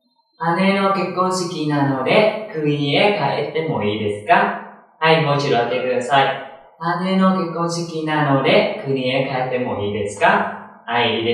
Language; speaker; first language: Japanese; non-native, fluent; Vietnamese